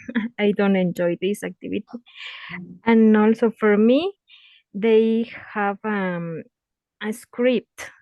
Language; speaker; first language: English; non-native, learner; Spanish